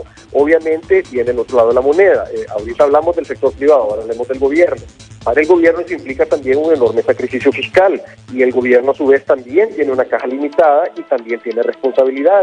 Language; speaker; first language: Spanish; native; Spanish